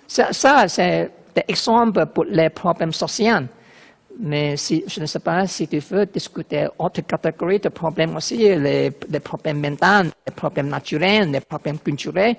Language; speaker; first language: French; non-native, learner; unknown